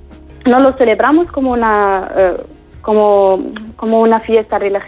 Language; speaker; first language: Spanish; non-native, fluent; Arabic